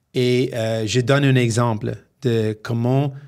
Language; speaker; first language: French; non-native, fluent; English